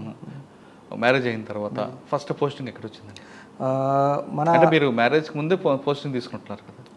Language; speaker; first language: Telugu; native; Telugu